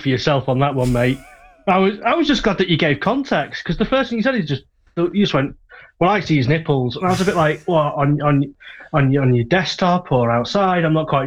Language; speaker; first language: English; native; English